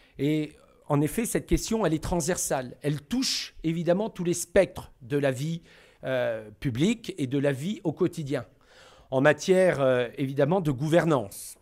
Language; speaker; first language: French; native; French